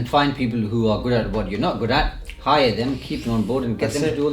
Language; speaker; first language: English; native; English